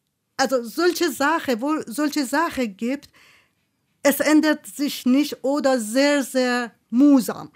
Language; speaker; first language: German; non-native, fluent; Persian